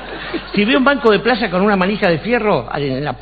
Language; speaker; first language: Spanish; native; Spanish